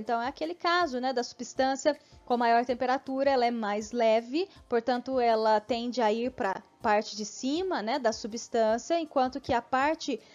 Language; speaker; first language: Portuguese; native; Portuguese